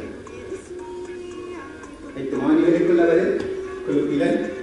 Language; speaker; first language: Spanish; native; Spanish